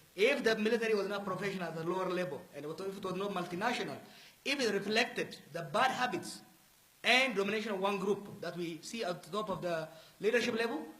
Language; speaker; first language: English; non-native, local second language; Amharic